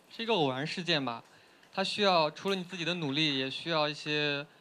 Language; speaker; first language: Chinese; native; Chinese